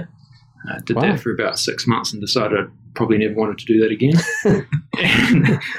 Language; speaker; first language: English; native; English